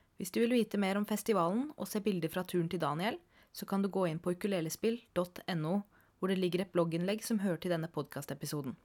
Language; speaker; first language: Norwegian; native; Norwegian